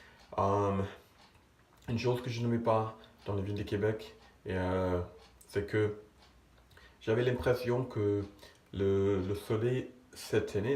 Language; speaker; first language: French; non-native, fluent; English